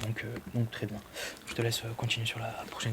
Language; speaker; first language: French; native; French